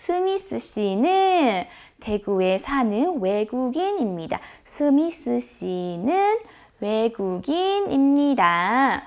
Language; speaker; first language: Korean; non-native, fluent; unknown